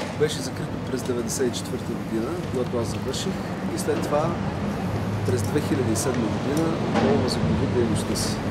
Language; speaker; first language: Bulgarian; native; Bulgarian